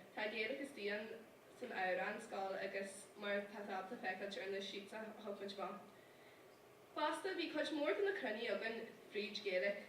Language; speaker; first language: Irish; native; Irish